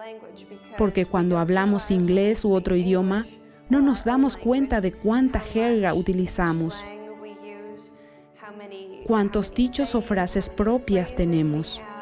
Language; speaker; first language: Spanish; non-native, fluent; English